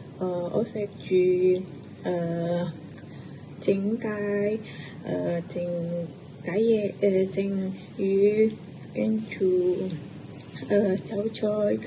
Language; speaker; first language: Cantonese; non-native, learner; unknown